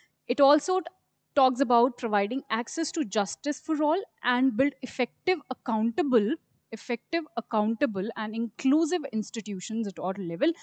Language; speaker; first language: English; non-native, local second language; Hindi